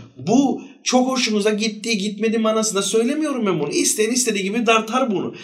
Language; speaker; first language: Turkish; native; Turkish